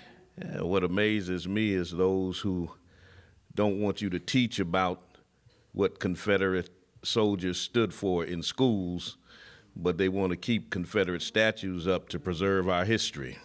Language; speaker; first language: English; native; English